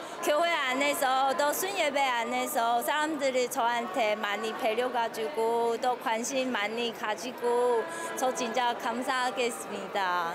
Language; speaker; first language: Korean; non-native, learner; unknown